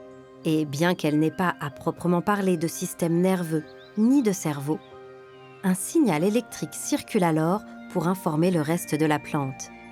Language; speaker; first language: French; native; French